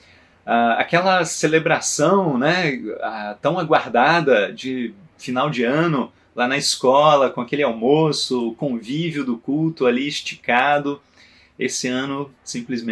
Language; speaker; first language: Portuguese; native; Portuguese